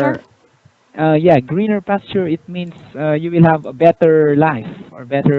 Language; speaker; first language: English; non-native, local second language; Filipino